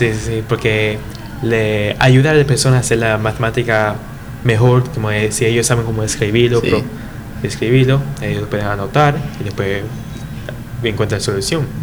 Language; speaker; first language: Spanish; early bilingual, heritage; English